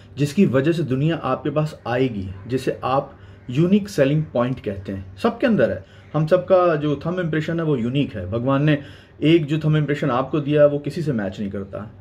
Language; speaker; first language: Hindi; native; Hindi